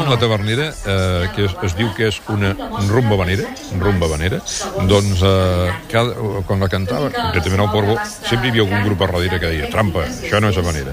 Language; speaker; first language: Catalan; native; Catalan